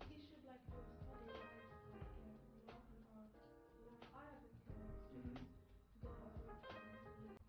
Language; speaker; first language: English; non-native, learner; Arabic